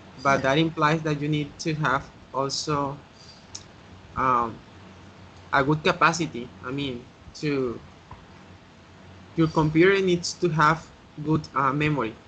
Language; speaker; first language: English; non-native, learner; Spanish